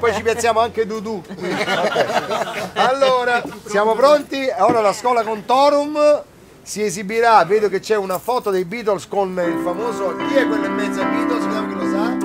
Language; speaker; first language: Italian; native; Italian